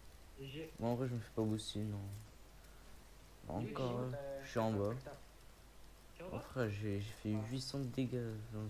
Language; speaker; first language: French; native; French